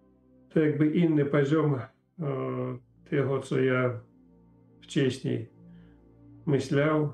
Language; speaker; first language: Polish; non-native, learner; Ukrainian